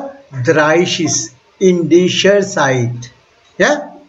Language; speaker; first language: German; non-native, fluent; Hindi